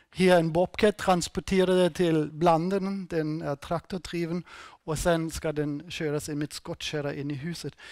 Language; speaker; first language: Swedish; non-native, fluent; German